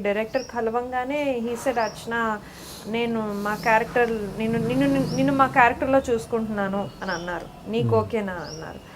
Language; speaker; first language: Telugu; native; Telugu